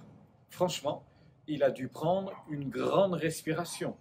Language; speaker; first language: French; native; French